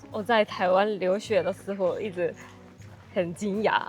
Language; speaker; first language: Chinese; non-native, fluent; Japanese